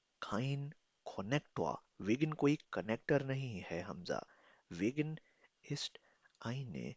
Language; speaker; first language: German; non-native, fluent; Urdu